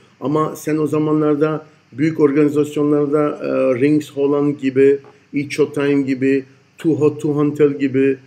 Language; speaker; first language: Turkish; early bilingual, heritage; Turkish